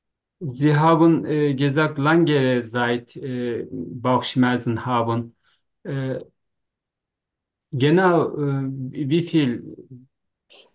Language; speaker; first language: German; non-native, learner; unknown